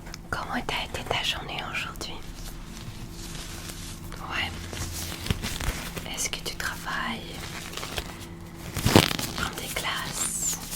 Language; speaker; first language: French; non-native, learner; English